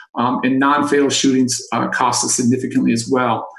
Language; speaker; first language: English; native; English